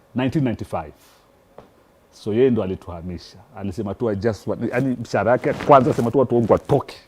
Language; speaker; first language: Swahili; native; Swahili